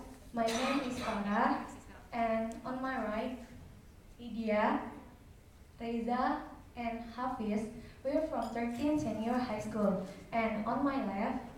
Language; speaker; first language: English; non-native, learner; Indonesian